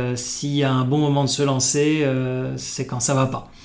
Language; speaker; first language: French; non-native, local second language; Arabic